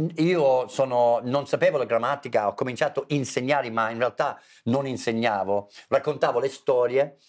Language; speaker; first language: Italian; non-native, fluent; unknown